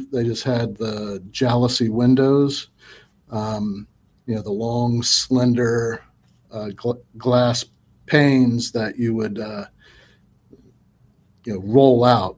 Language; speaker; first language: English; native; English